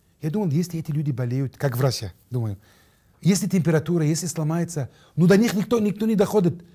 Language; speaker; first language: Russian; non-native, fluent; Arabic